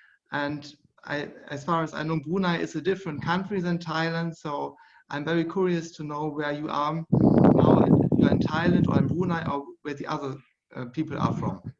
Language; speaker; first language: English; non-native, fluent; German